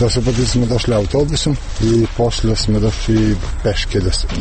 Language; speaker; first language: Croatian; non-native, local second language; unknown